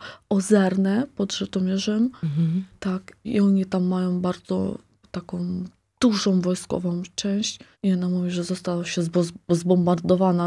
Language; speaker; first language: Polish; non-native, local second language; Ukrainian